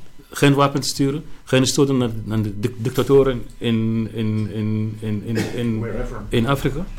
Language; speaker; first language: Dutch; non-native, learner; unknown